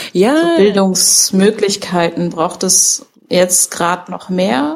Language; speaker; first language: German; native; German